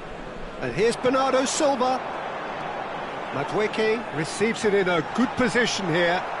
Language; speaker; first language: English; native; English